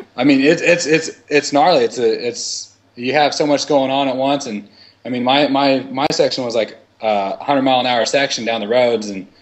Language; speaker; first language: English; native; English